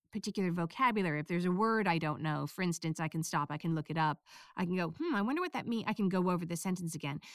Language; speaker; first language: English; native; English